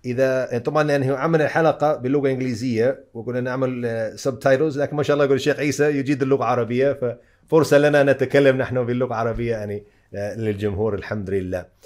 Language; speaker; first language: Arabic; non-native, fluent; English